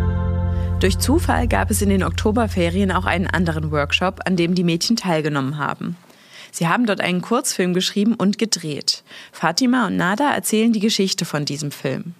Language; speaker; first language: German; native; German